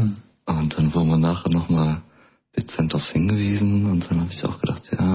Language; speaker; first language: German; native; German